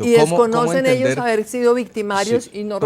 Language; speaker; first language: Spanish; native; Spanish